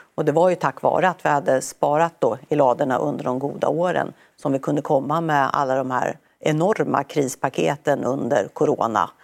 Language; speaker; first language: Swedish; native; Swedish